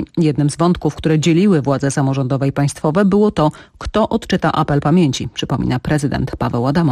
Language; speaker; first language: Polish; native; Polish